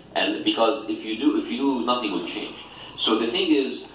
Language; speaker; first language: English; non-native, fluent; Arabic